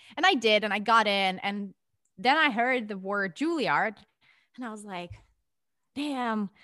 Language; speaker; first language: English; non-native, fluent; Russian